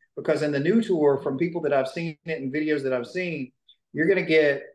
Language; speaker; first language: English; native; English